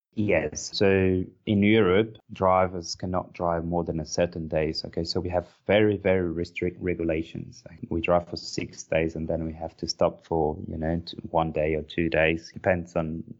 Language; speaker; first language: English; non-native, fluent; Portuguese